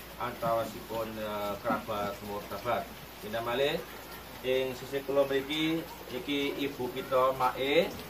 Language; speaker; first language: Javanese; native; Javanese